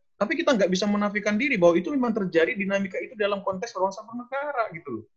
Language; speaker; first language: Indonesian; non-native, local second language; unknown